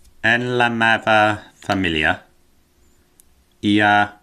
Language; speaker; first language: Catalan; non-native, learner; English